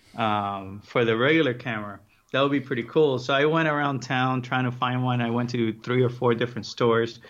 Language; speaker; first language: English; early bilingual, other home language; Spanish